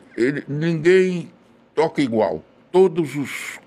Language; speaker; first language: Portuguese; native; Portuguese